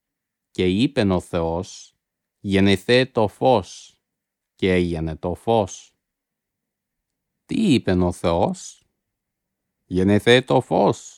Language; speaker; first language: Greek; non-native, fluent; English